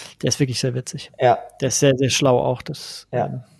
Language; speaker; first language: German; native; German